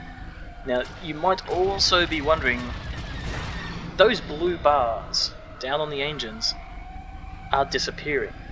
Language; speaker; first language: English; native; English